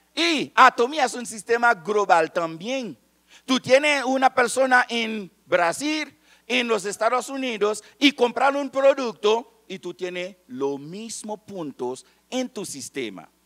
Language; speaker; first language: Spanish; non-native, fluent; Haitian Creole